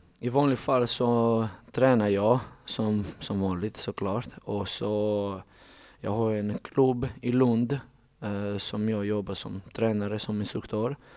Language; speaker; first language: Swedish; non-native, fluent; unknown